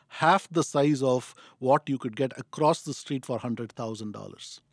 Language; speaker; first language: English; non-native, local second language; Tamil